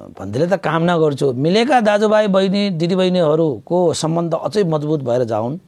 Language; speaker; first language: Nepali; non-native, local second language; Newari